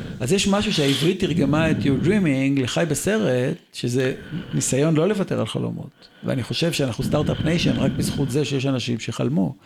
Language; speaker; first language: Hebrew; native; Hebrew